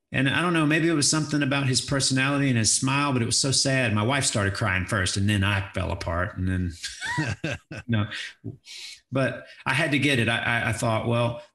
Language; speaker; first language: English; native; English